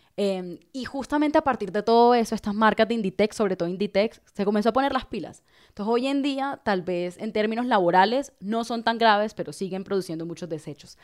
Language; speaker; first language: Spanish; native; Spanish